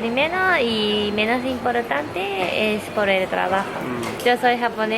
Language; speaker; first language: Spanish; non-native, learner; Japanese